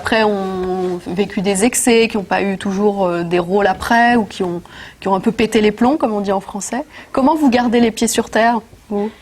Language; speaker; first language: French; native; French